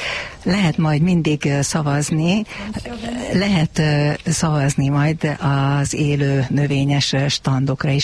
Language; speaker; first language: Hungarian; native; Hungarian